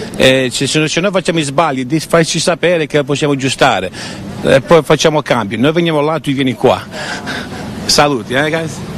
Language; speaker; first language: Italian; early bilingual, heritage; Italian